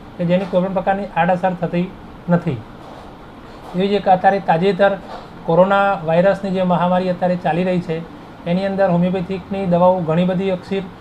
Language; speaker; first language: Gujarati; native; Gujarati